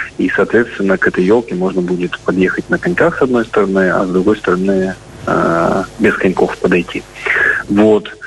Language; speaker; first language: Russian; native; Russian